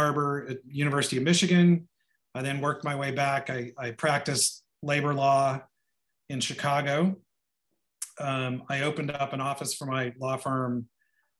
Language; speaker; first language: English; native; English